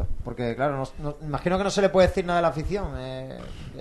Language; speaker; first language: Spanish; native; Spanish